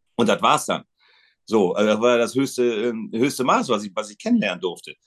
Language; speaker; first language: German; native; German